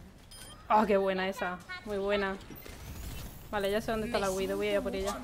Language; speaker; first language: Spanish; native; Spanish